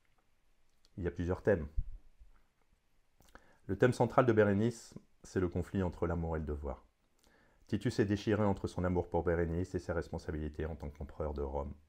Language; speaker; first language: French; native; French